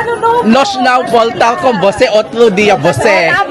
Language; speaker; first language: Portuguese; non-native, learner; Filipino